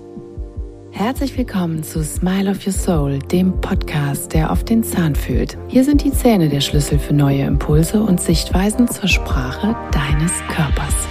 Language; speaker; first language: German; native; German